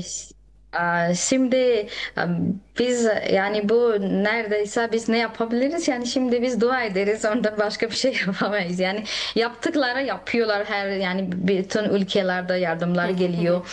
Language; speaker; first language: Turkish; non-native, learner; Nepali